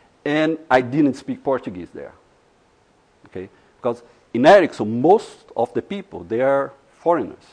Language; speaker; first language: English; non-native, fluent; Portuguese